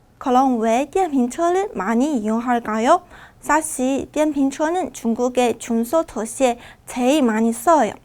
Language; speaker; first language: Korean; non-native, fluent; Chinese